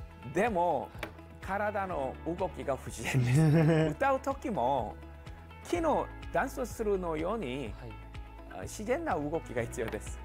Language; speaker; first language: Japanese; non-native, learner; Korean